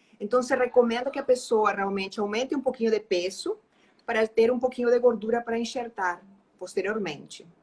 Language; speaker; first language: Portuguese; non-native, fluent; Spanish